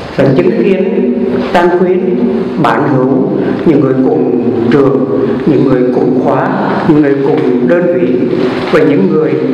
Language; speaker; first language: Vietnamese; native; Vietnamese